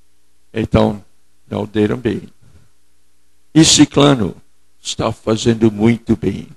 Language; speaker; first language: Portuguese; non-native, fluent; English